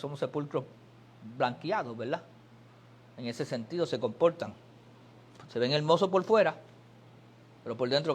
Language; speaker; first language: Spanish; native; Spanish